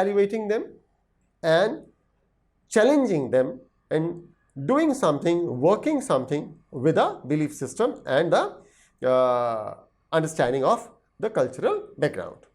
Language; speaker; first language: English; non-native, local second language; Hindi